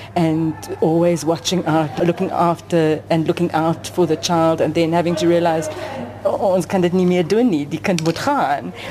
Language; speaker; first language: English; native; English